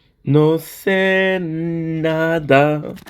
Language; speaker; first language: Spanish; non-native, learner; English